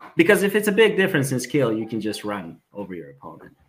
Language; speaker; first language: English; non-native, fluent; Serbian